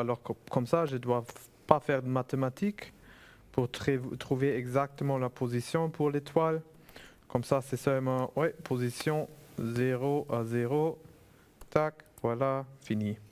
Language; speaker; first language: French; non-native, fluent; German